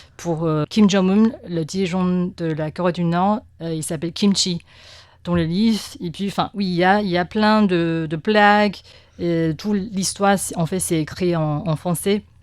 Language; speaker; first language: French; non-native, fluent; Chinese